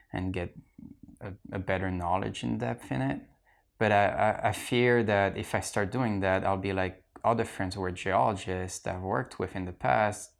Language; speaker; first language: English; non-native, fluent; French